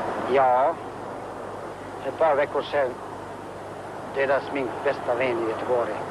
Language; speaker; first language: Swedish; non-native, fluent; Croatian